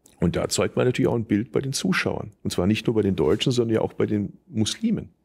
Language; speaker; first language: German; early bilingual, other home language; Turkish